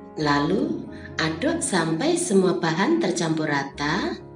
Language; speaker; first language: Indonesian; native; Indonesian